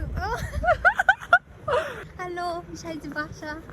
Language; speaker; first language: German; non-native, learner; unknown